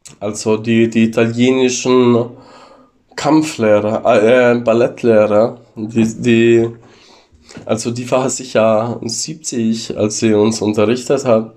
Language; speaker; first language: German; non-native, local second language; Ladin